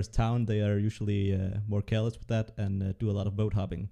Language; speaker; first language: English; non-native, fluent; Danish